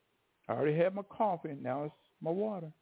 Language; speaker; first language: English; native; English